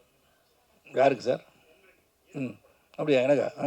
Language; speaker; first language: Tamil; native; Tamil